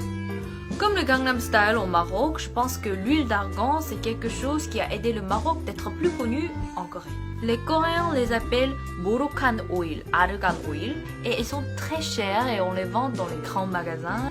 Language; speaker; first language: French; non-native, fluent; Korean